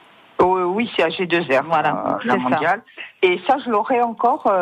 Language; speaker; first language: French; native; French